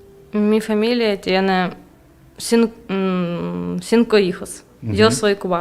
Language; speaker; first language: Spanish; non-native, learner; Russian